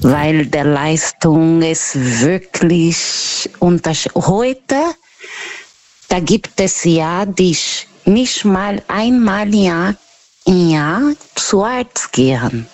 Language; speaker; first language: German; non-native, learner; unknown